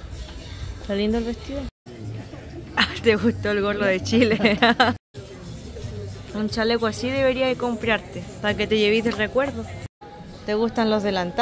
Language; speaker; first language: Spanish; native; Spanish